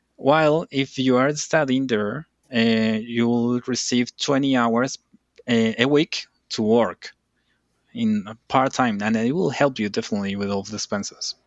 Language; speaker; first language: English; non-native, fluent; Spanish